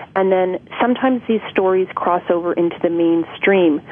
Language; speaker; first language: English; native; English